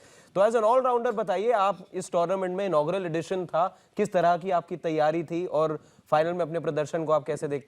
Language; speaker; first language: Hindi; native; Hindi